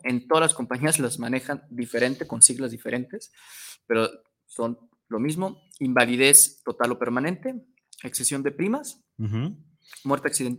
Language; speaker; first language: Spanish; native; Spanish